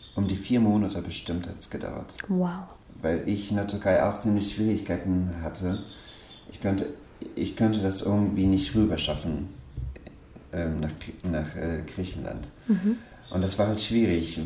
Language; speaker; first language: German; non-native, fluent; Persian